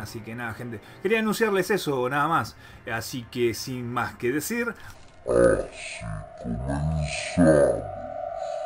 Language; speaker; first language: Spanish; native; Spanish